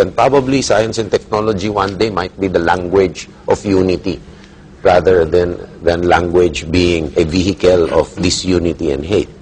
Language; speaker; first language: English; non-native, local second language; Filipino